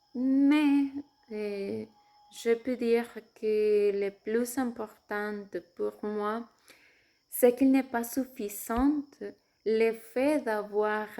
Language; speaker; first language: French; non-native, fluent; Spanish